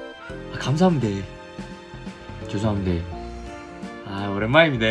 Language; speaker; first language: Korean; native; Korean